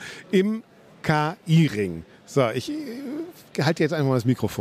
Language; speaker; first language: German; native; German